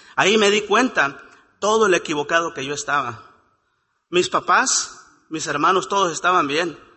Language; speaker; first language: Spanish; native; Spanish